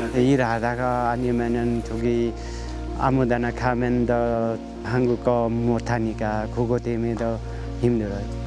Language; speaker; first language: Korean; non-native, learner; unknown